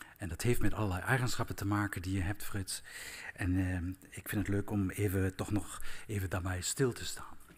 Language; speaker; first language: Dutch; non-native, fluent; German